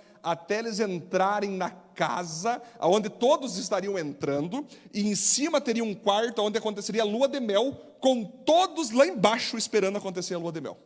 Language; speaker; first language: Portuguese; native; Portuguese